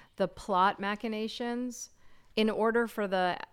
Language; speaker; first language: English; native; English